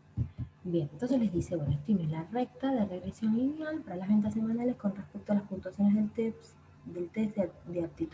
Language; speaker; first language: Spanish; native; Spanish